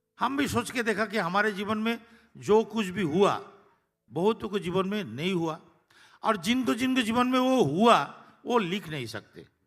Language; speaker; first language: Hindi; non-native, local second language; Bangla